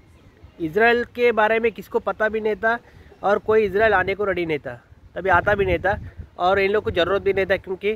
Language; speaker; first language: Hindi; non-native, local second language; Telugu